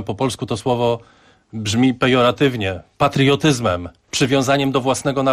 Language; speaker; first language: Polish; native; Polish